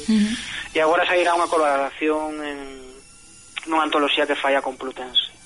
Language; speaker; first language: Galician; non-native, local second language; Spanish